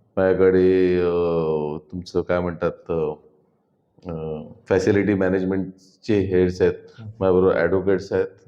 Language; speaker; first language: Marathi; native; Marathi